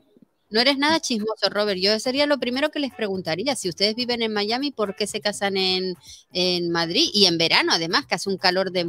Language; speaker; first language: Spanish; native; Spanish